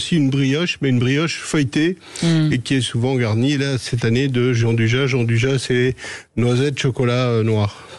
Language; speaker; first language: French; native; French